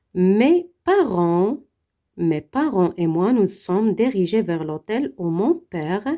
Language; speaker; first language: French; non-native, local second language; Arabic